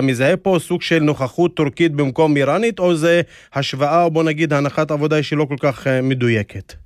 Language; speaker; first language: Hebrew; non-native, local second language; Arabic